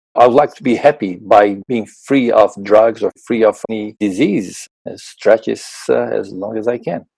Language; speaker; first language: English; non-native, fluent; Portuguese